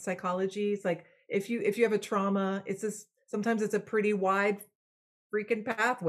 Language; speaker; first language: English; non-native, fluent; French